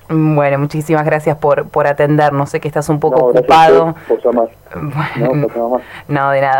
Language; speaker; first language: Spanish; native; Spanish